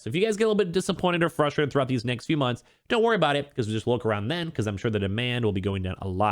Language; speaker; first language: English; native; English